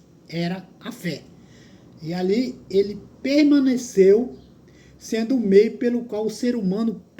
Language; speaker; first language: Portuguese; native; Portuguese